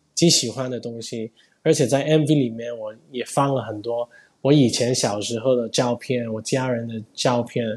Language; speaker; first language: Chinese; non-native, fluent; Cantonese